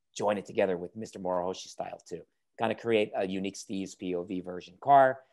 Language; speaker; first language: English; native; English